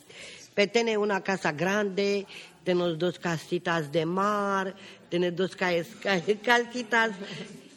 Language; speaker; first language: Spanish; non-native, learner; Romany